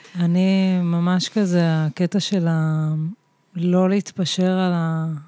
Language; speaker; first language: Hebrew; native; Hebrew